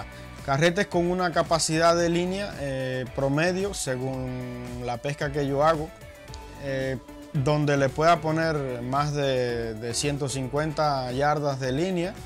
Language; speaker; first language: Spanish; native; Spanish